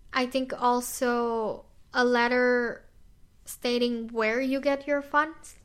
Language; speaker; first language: English; non-native, fluent; Indonesian